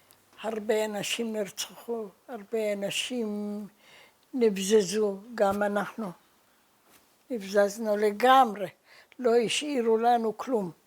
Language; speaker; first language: Hebrew; early bilingual, other home language; Arabic